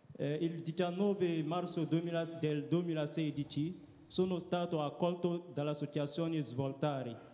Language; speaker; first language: Italian; non-native, learner; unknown